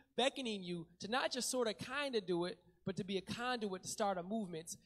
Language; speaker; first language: English; native; English